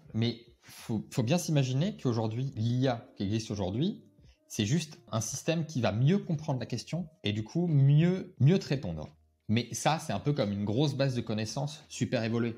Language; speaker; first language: French; native; French